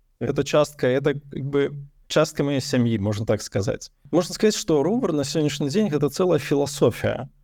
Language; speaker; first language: Belarusian; non-native, local second language; Russian